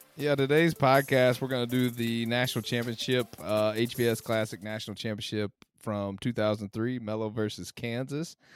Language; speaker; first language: English; native; English